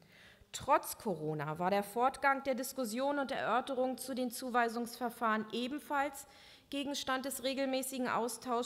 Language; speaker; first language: German; native; German